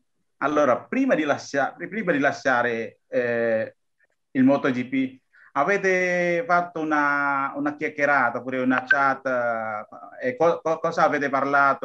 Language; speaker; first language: Italian; non-native, learner; Indonesian